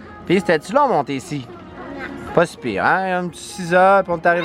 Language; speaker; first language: French; native; French